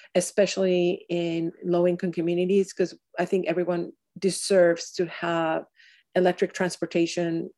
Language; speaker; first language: English; non-native, fluent; Spanish